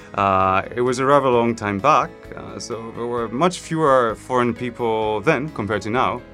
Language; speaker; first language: English; non-native, fluent; Greek